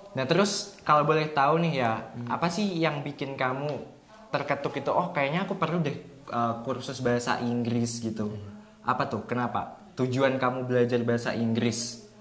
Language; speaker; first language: Indonesian; native; Indonesian